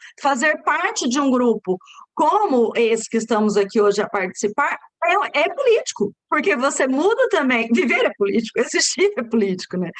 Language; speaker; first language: Portuguese; native; Portuguese